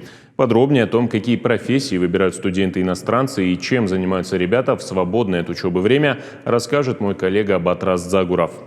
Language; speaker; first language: Russian; native; Russian